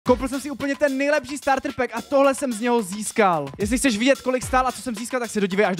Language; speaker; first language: Czech; native; Czech